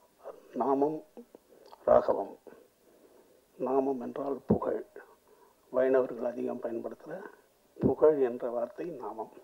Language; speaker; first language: Tamil; native; Tamil